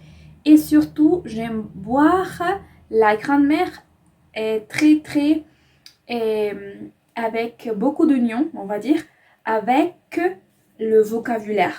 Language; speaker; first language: French; non-native, fluent; Spanish